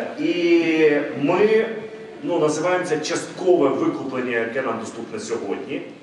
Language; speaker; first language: Ukrainian; non-native, local second language; Russian